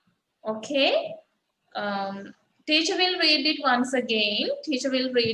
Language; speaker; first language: English; non-native, fluent; Sinhala